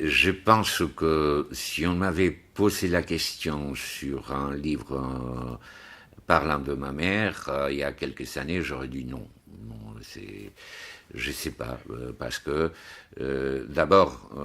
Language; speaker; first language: French; non-native, fluent; Spanish